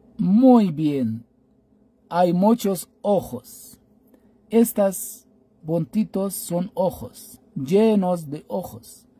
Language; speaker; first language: Spanish; non-native, fluent; Arabic